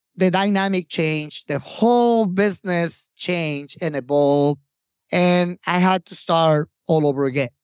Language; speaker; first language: English; non-native, fluent; Spanish